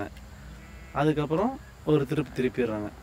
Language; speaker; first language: Tamil; native; Tamil